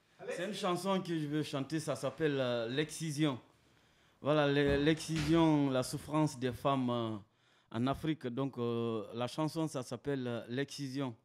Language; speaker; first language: French; non-native, local second language; Mandingo